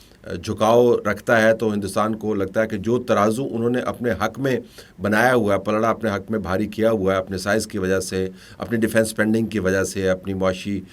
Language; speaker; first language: Urdu; native; Urdu